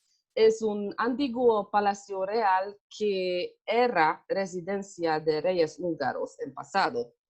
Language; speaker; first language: Spanish; non-native, learner; Hungarian